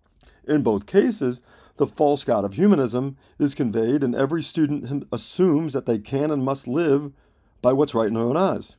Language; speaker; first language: English; native; English